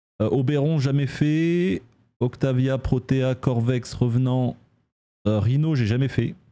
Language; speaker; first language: French; native; French